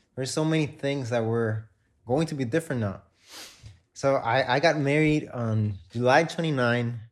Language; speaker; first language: English; non-native, fluent; Spanish